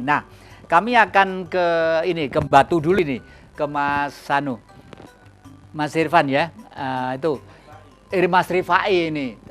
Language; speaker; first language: Indonesian; native; Indonesian